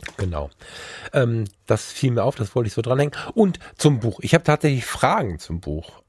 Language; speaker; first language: German; early bilingual, other home language; Turkish